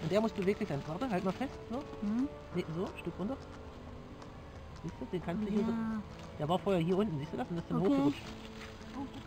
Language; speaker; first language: German; native; German